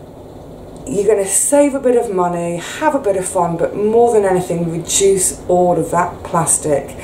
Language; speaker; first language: English; native; English